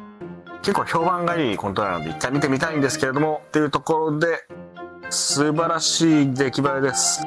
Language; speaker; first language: Japanese; native; Japanese